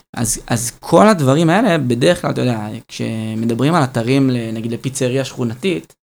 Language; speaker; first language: Hebrew; native; Hebrew